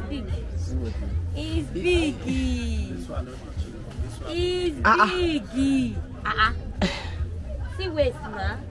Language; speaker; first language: English; non-native, local second language; Yoruba